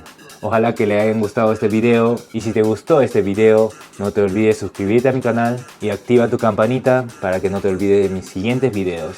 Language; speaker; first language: Spanish; native; Spanish